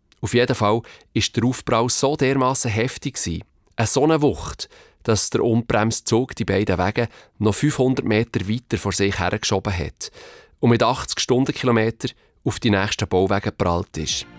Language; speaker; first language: German; native; German